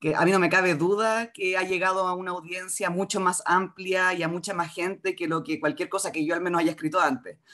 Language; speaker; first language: Spanish; native; Spanish